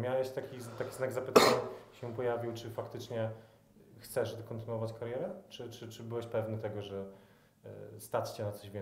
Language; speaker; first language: Polish; native; Polish